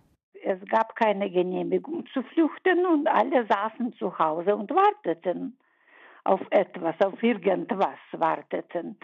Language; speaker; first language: German; early bilingual, heritage; German